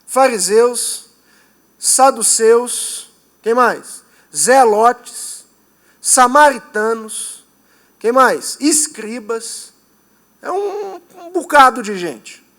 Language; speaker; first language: Portuguese; native; Portuguese